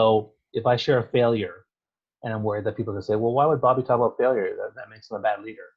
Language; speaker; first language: English; native; English